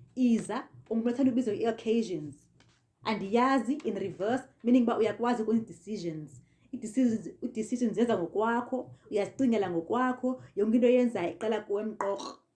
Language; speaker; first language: Zulu; non-native, local second language; Xhosa